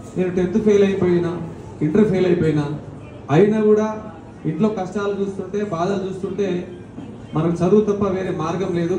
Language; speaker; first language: Telugu; non-native, local second language; Lambadi